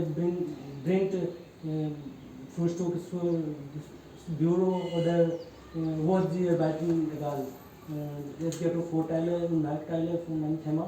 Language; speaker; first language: German; non-native, learner; Hindi